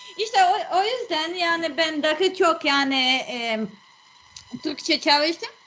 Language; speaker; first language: Turkish; non-native, learner; Serbian